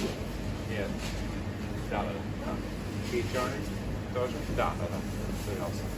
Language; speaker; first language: Russian; non-native, learner; English